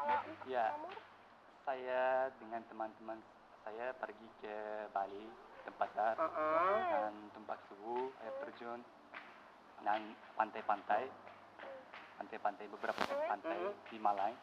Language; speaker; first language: Indonesian; non-native, learner; Uzbek